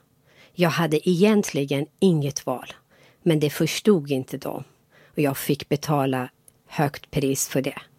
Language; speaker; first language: Swedish; non-native, fluent; Persian